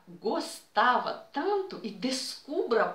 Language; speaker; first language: Portuguese; non-native, fluent; Russian